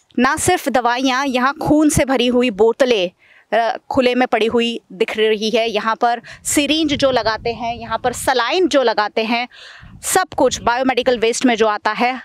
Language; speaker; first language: Hindi; non-native, local second language; Gujarati